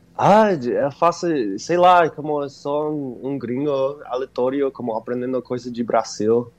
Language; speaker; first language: Portuguese; non-native, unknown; English